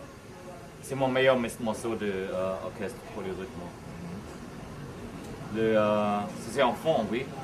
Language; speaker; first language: French; non-native, learner; German